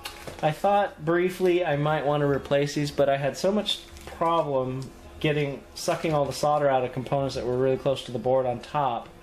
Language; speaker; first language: English; native; English